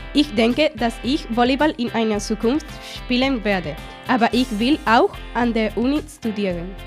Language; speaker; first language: German; non-native, fluent; Spanish